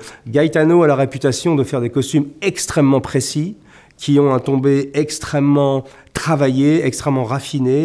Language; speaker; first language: French; native; French